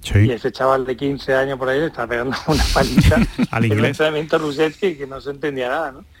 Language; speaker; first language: Spanish; native; Spanish